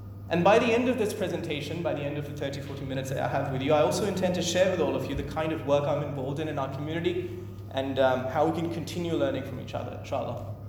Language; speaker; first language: English; native; English